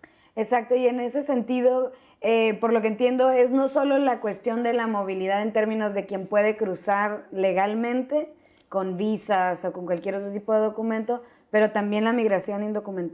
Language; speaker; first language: Spanish; native; Spanish